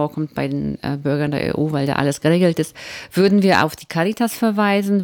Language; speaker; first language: German; native; German